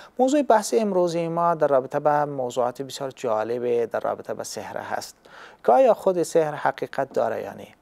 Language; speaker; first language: Persian; native; Persian